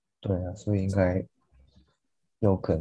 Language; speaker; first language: Chinese; non-native, fluent; Japanese